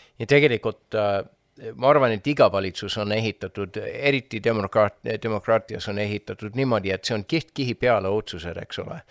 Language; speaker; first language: Estonian; non-native, fluent; English